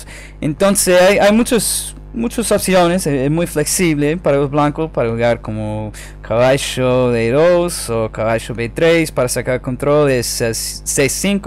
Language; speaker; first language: Spanish; non-native, fluent; English